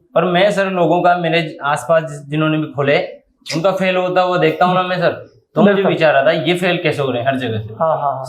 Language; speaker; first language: Hindi; native; Hindi